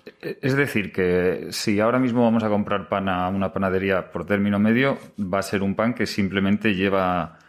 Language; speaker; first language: Spanish; native; Spanish